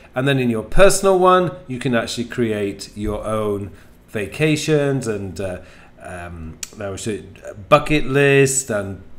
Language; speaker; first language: English; native; English